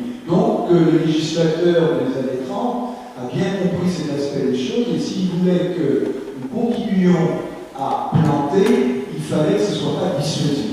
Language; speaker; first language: French; native; French